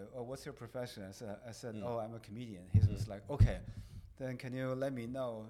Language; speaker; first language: English; non-native, fluent; Chinese